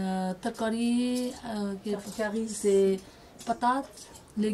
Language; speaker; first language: French; non-native, learner; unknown